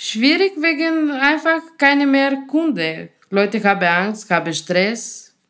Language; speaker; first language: German; non-native, learner; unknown